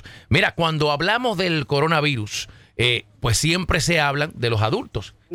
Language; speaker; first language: Spanish; native; Spanish